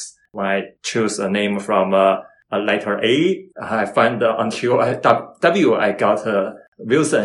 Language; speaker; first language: English; non-native, learner; Chinese